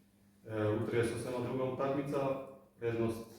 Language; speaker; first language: Macedonian; non-native, local second language; Albanian